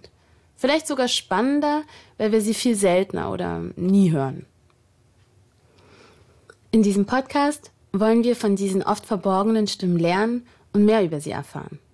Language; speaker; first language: German; native; German